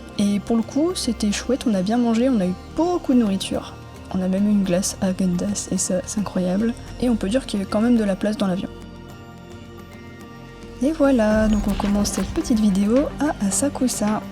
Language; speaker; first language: French; native; French